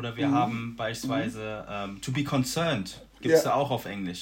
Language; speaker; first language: German; native; German